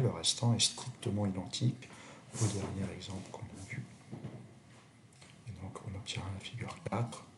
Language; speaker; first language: French; native; French